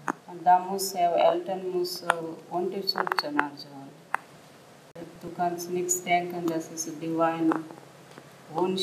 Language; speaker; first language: German; non-native, learner; Telugu